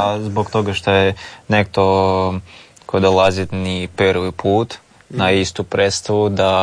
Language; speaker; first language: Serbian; non-native, learner; Russian